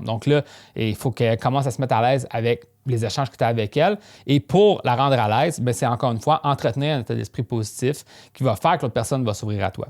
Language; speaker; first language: French; native; French